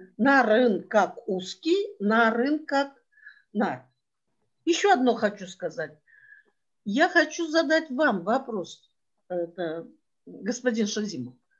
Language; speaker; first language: Russian; non-native, local second language; Kyrgyz